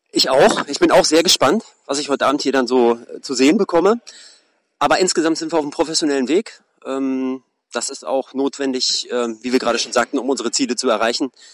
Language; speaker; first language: German; native; German